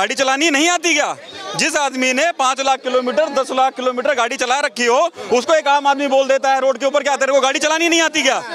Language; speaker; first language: Hindi; native; Hindi